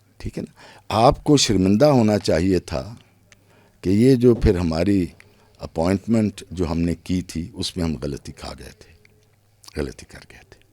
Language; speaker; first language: Urdu; non-native, local second language; Punjabi